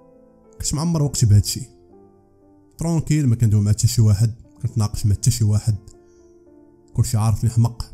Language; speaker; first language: Arabic; native; Arabic